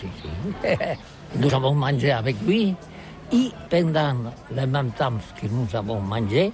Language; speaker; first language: French; non-native, learner; Catalan